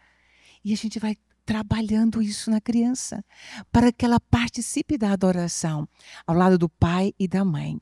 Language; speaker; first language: Portuguese; native; Portuguese